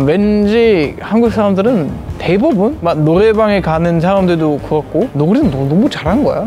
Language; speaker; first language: Korean; non-native, fluent; German